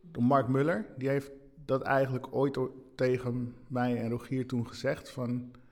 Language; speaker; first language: Dutch; early bilingual, other home language; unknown